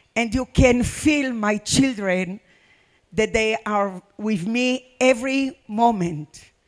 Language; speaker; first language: English; non-native, learner; Arabic